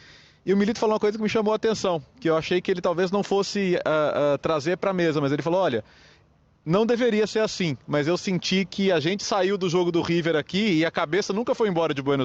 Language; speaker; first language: Portuguese; native; Portuguese